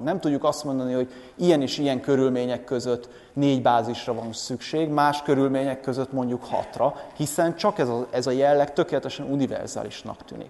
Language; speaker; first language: Hungarian; native; Hungarian